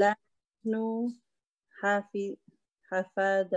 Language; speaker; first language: Arabic; non-native, learner; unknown